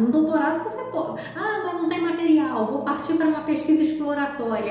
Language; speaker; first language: Portuguese; native; Portuguese